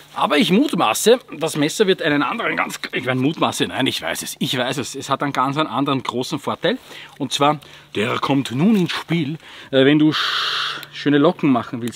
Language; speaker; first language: German; native; German